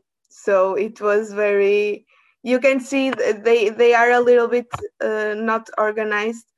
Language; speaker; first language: English; non-native, learner; Portuguese